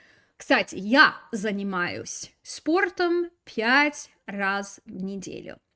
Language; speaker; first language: Russian; non-native, fluent; English